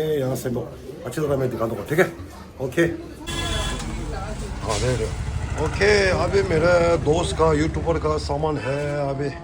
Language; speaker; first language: Hindi; non-native, local second language; Tibetan